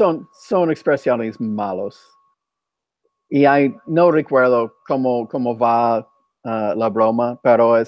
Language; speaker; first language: Spanish; non-native, fluent; English